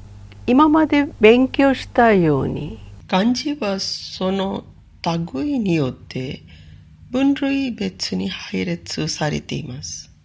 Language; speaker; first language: Japanese; non-native, fluent; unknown